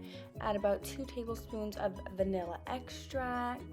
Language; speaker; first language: English; native; English